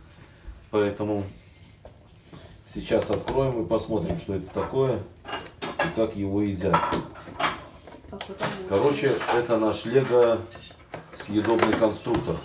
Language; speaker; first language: Russian; native; Russian